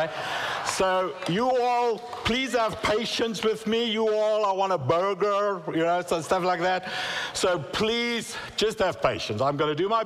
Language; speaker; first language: English; non-native, local second language; Afrikaans